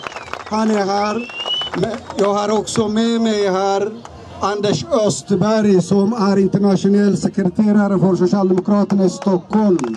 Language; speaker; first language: Swedish; non-native, fluent; Tigrinya